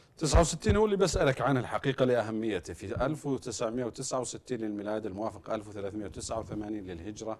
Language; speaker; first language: Arabic; native; Arabic